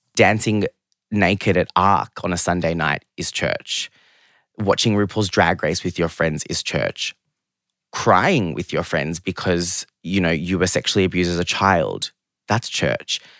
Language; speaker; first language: English; early bilingual, other home language; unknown